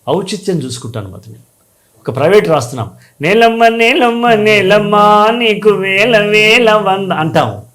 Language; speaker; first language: Telugu; native; Telugu